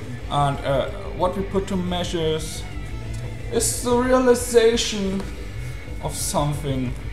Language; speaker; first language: English; non-native, fluent; German